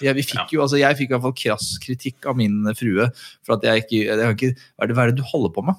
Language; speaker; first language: Norwegian; native; Norwegian